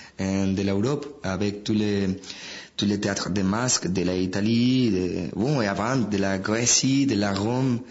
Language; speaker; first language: French; non-native, fluent; Spanish